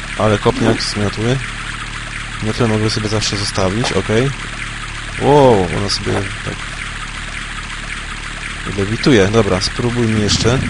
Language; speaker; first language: Polish; native; Polish